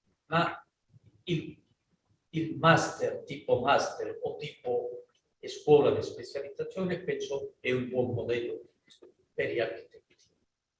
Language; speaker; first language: Italian; non-native, learner; Spanish